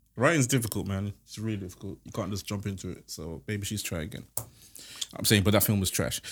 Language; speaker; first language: English; native; English